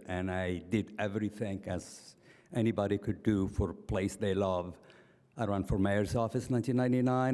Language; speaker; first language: English; non-native, fluent; Arabic